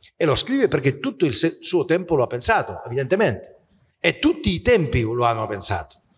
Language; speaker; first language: Italian; non-native, fluent; Spanish